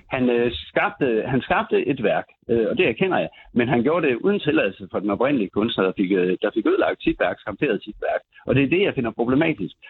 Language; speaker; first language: Danish; non-native, fluent; English